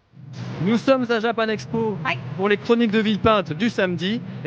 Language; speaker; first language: French; native; French